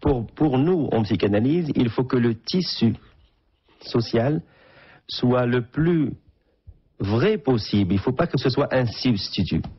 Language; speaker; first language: French; non-native, local second language; Arabic